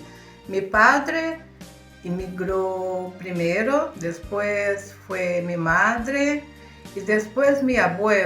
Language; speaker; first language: Spanish; early bilingual, heritage; Spanish